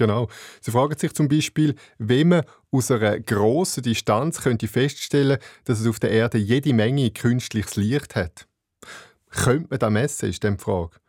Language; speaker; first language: German; native; German